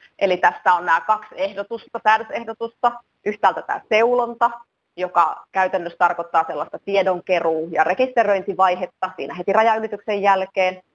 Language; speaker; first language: Finnish; native; Finnish